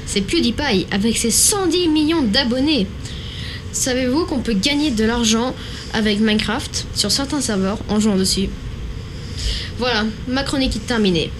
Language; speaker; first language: French; native; French